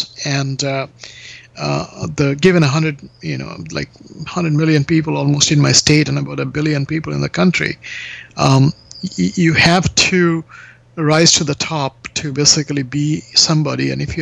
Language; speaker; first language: English; non-native, local second language; Bangla